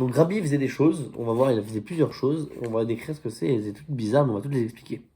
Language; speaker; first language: French; native; French